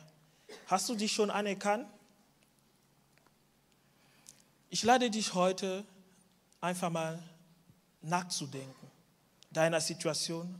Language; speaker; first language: German; non-native, fluent; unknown